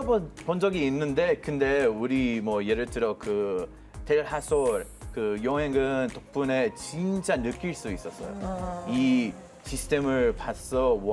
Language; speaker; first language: Korean; non-native, learner; Hebrew